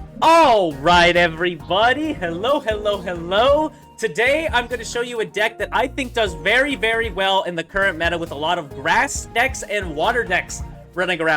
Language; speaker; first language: English; native; English